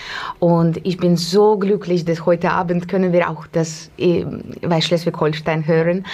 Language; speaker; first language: German; non-native, fluent; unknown